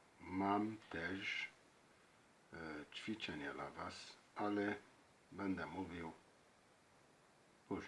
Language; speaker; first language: Polish; non-native, learner; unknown